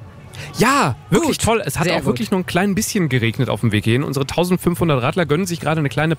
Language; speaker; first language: German; native; German